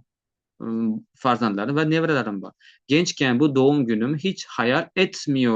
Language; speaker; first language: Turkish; non-native, fluent; Uzbek